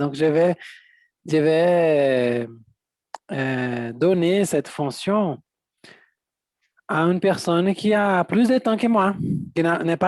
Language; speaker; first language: French; non-native, fluent; Portuguese